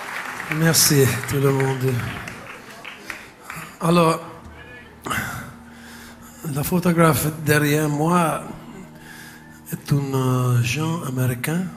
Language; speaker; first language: French; non-native, fluent; English